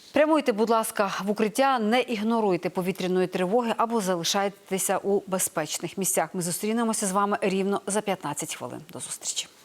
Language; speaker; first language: Ukrainian; native; Ukrainian